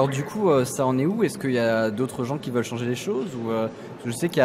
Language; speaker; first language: French; native; French